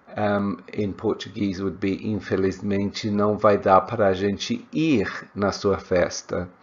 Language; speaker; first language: Portuguese; non-native, fluent; English